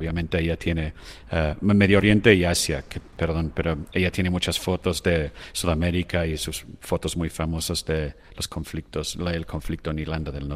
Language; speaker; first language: Spanish; non-native, fluent; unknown